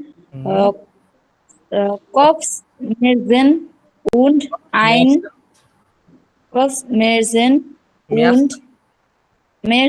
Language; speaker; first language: German; non-native, learner; Bangla